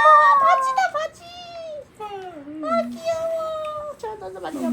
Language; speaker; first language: Korean; native; Korean